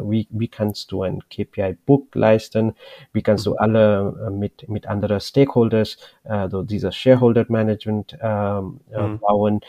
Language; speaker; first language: German; non-native, learner; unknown